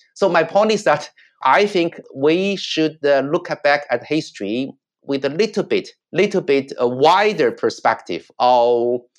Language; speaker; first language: English; non-native, fluent; Chinese